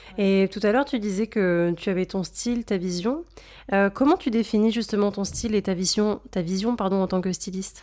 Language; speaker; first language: French; native; French